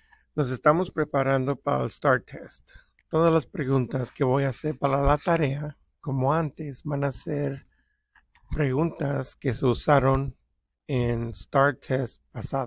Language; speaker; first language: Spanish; early bilingual, heritage; Spanish